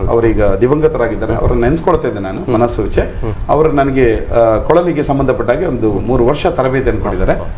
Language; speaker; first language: Kannada; non-native, local second language; Tulu